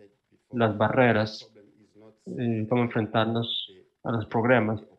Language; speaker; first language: Spanish; non-native, fluent; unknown